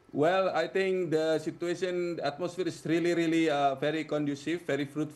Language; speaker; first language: English; non-native, fluent; Indonesian